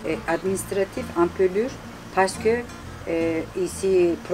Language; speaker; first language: French; non-native, learner; Turkish